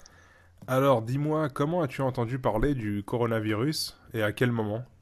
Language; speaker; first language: French; native; French